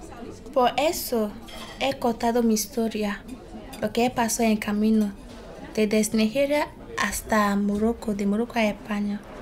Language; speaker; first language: Spanish; non-native, learner; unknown